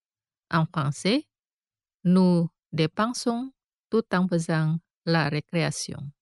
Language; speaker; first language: French; non-native, fluent; Indonesian